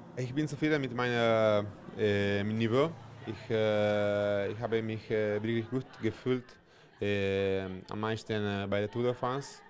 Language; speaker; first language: German; non-native, local second language; Italian